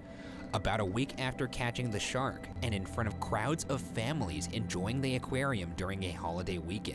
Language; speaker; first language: English; native; English